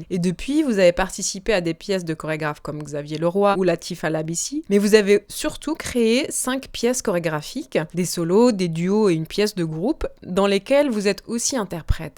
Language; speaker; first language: French; native; French